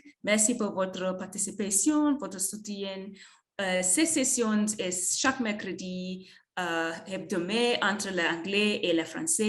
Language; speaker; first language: French; non-native, learner; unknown